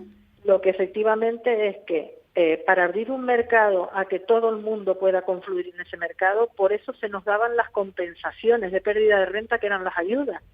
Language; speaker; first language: Spanish; native; Spanish